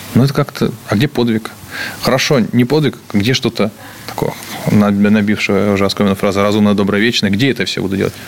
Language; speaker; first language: Russian; native; Russian